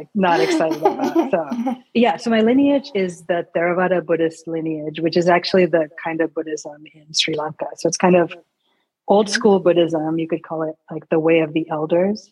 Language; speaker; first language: English; early bilingual, other home language; Sinhala